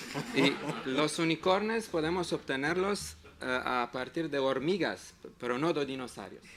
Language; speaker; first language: Spanish; non-native, fluent; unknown